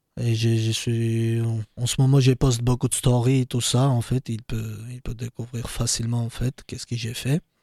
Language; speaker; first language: French; non-native, learner; Georgian